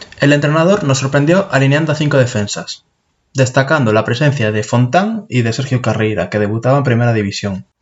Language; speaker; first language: Spanish; native; Spanish